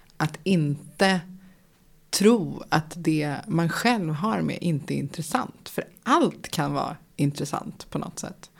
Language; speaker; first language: Swedish; native; Swedish